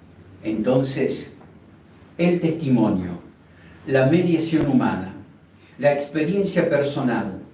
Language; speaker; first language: Spanish; native; Spanish